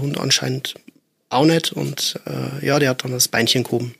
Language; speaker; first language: German; native; German